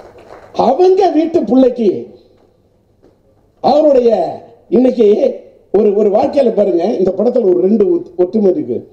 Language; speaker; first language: Tamil; native; Tamil